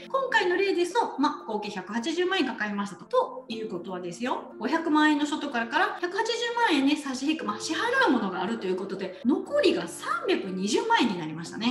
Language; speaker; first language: Japanese; native; Japanese